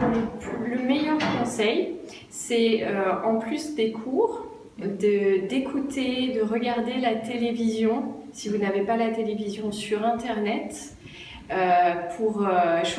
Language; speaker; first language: French; native; French